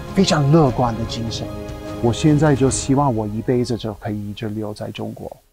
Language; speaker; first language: Chinese; non-native, fluent; English